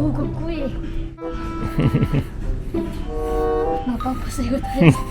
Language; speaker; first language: Japanese; non-native, learner; Filipino